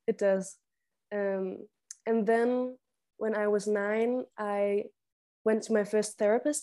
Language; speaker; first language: English; non-native, fluent; Danish